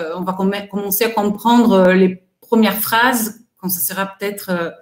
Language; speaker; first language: French; non-native, fluent; Portuguese